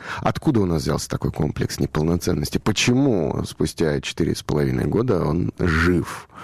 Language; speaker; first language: Russian; native; Russian